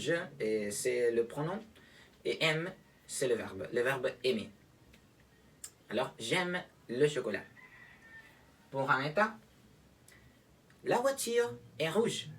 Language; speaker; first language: French; non-native, learner; Spanish